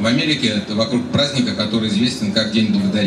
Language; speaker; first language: Russian; native; Russian